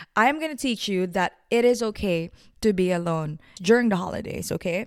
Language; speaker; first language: English; non-native, local second language; Filipino